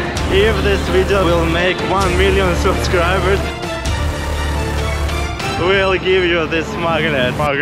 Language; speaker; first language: English; non-native, fluent; Russian